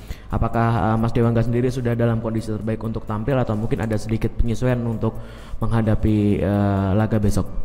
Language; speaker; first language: Indonesian; native; Indonesian